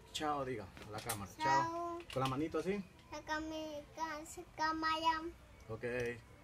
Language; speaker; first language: Spanish; native; Spanish